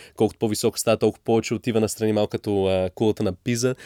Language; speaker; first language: Bulgarian; early bilingual, heritage; English